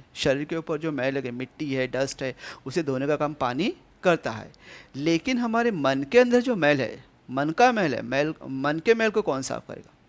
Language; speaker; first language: Hindi; non-native, local second language; Marathi